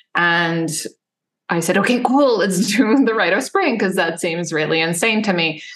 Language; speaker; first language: English; non-native, fluent; Serbian